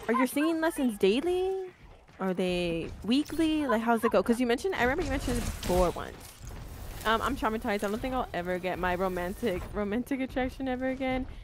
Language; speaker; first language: English; early bilingual, other home language; Spanish